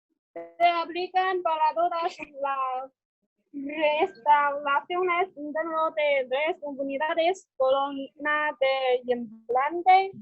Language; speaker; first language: Spanish; non-native, learner; Chinese